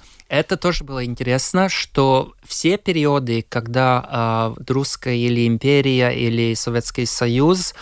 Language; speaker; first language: Russian; non-native, local second language; Latvian